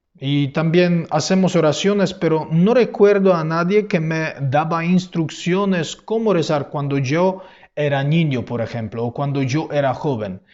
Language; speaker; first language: Spanish; non-native, fluent; Polish